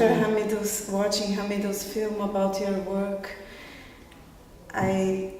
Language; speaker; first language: English; non-native, fluent; Portuguese